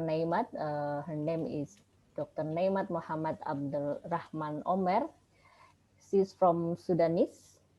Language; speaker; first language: English; non-native, learner; Indonesian